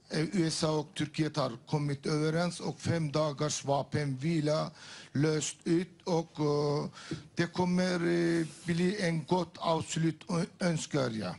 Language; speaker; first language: Swedish; non-native, fluent; Turkish